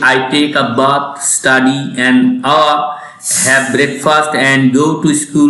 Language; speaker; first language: English; non-native, local second language; Bangla